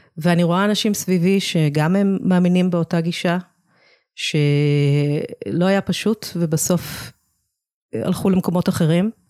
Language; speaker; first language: Hebrew; early bilingual, other home language; English